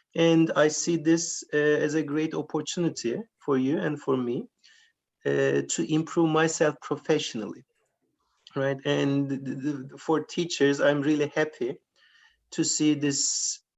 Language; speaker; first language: English; non-native, fluent; Turkish